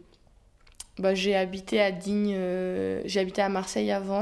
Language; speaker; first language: French; native; French